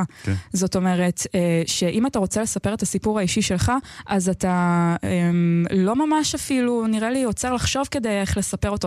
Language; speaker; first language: Hebrew; native; Hebrew